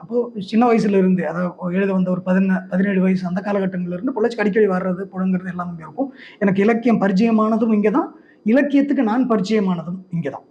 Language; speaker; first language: Tamil; non-native, local second language; Malayalam